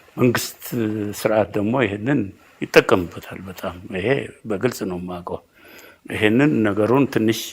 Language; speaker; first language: Amharic; non-native, local second language; Oromo